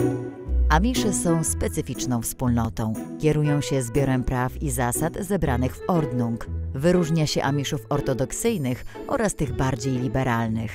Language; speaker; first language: Polish; native; Polish